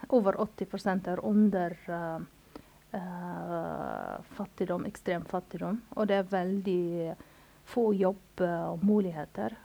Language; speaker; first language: Norwegian; non-native, fluent; Arabic